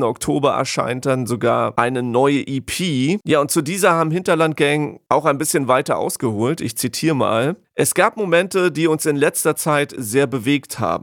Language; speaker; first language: German; native; German